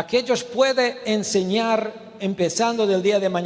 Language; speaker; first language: Spanish; non-native, learner; Romanian